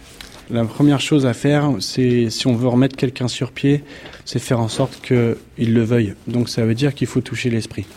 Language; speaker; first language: French; native; French